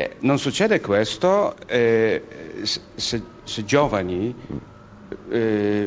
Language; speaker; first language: Italian; non-native, fluent; Polish